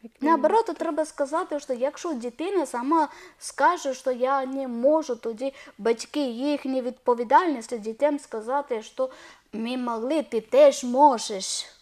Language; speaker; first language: Ukrainian; non-native, learner; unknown